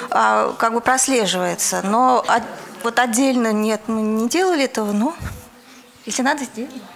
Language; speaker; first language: Russian; native; Russian